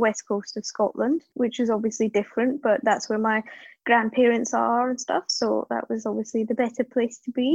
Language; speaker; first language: English; native; English